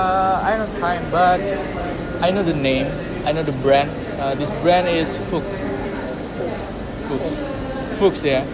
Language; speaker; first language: English; non-native, learner; Indonesian